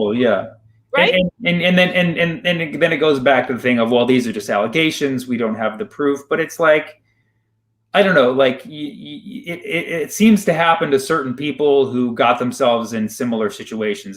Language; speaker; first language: English; early bilingual, other home language; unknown